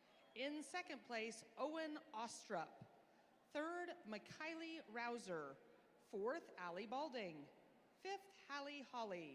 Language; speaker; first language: English; native; English